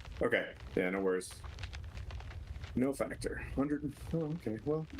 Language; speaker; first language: English; native; English